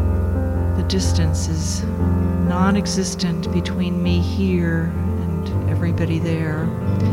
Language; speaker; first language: English; native; English